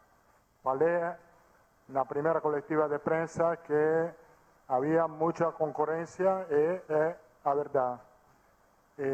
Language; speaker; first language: Portuguese; non-native, fluent; Italian